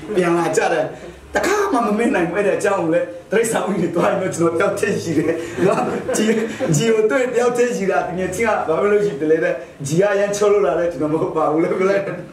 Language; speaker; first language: Burmese; non-native, local second language; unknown